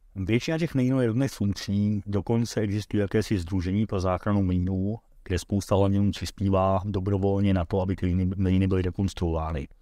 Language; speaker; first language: Czech; early bilingual, heritage; Dutch